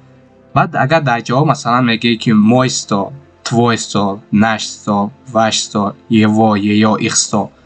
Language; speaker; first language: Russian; non-native, local second language; Tajik